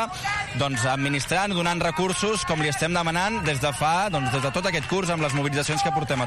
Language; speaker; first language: Catalan; native; Catalan